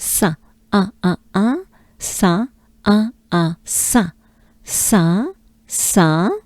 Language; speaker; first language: French; native; French